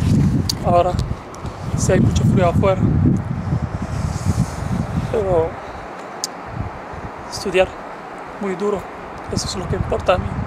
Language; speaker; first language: Spanish; non-native, learner; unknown